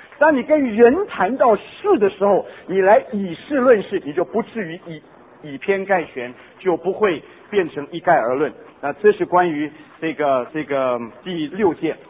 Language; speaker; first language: Chinese; non-native, local second language; Cantonese